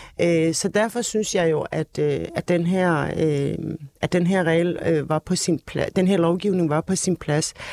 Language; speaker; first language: Danish; early bilingual, other home language; Turkish